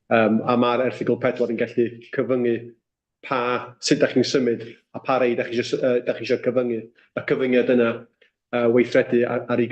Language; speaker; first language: Welsh; native; Welsh